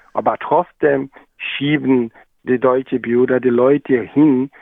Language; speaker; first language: German; non-native, learner; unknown